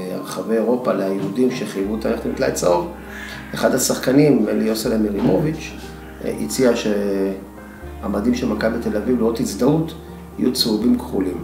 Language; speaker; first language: Hebrew; native; Hebrew